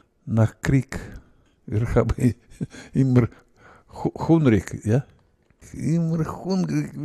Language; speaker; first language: German; non-native, learner; Russian